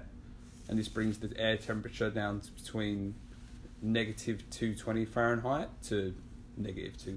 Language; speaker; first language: English; native; English